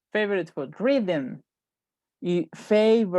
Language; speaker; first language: English; non-native, fluent; Spanish